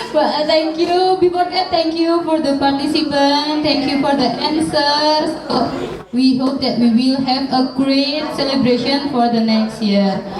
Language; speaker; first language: English; non-native, fluent; Indonesian